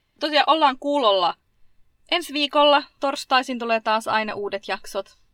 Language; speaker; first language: Finnish; early bilingual, other home language; Arabic